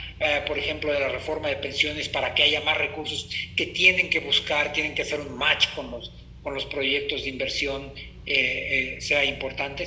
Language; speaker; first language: Spanish; native; Spanish